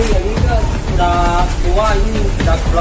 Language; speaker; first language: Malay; non-native, local second language; Sundanese